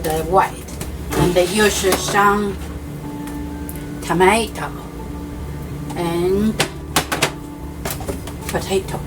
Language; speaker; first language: English; non-native, learner; Chinese